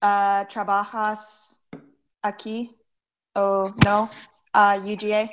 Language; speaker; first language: Spanish; non-native, learner; English